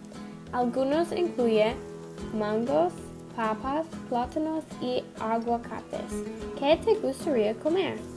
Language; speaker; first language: Spanish; non-native, learner; English